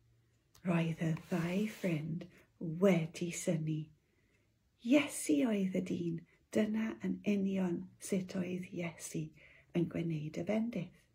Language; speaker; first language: Welsh; non-native, local second language; English